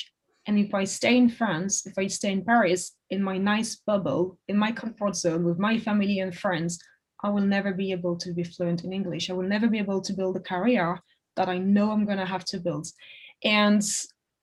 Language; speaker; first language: English; non-native, fluent; French